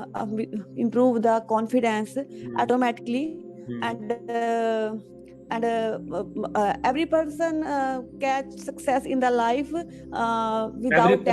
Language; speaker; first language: English; non-native, learner; Hindi